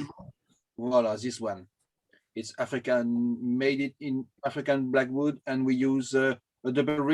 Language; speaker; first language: English; non-native, learner; French